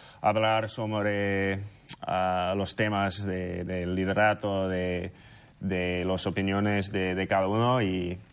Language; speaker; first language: Spanish; non-native, fluent; English